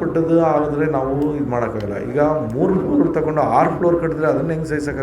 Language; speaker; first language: Kannada; native; Kannada